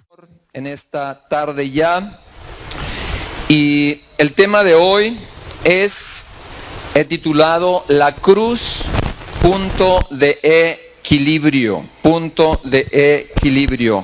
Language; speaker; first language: Spanish; native; Spanish